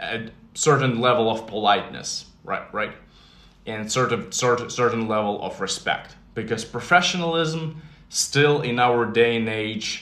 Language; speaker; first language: English; non-native, fluent; Ukrainian